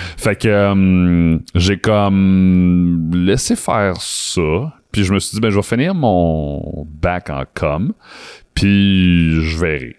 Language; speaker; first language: French; native; French